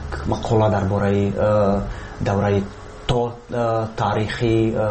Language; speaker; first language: Persian; non-native, fluent; Czech